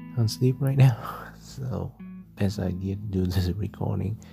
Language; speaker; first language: English; non-native, fluent; German